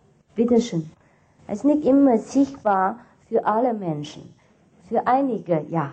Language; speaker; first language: German; non-native, fluent; Vietnamese